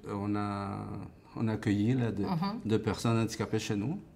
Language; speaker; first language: French; non-native, fluent; Spanish